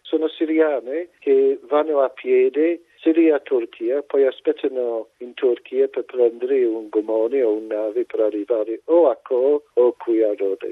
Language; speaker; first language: Italian; non-native, fluent; English